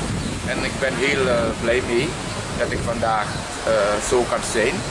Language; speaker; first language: Dutch; early bilingual, heritage; Javanese